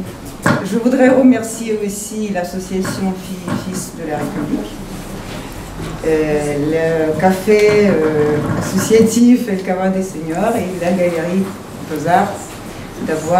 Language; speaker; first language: French; non-native, fluent; Ukrainian